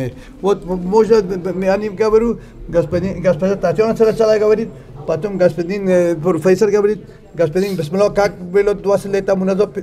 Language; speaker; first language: Russian; non-native, learner; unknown